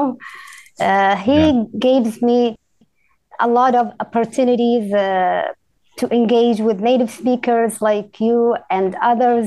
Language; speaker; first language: English; non-native, fluent; Arabic